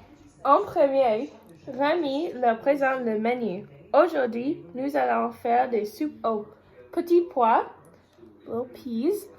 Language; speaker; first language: French; non-native, learner; English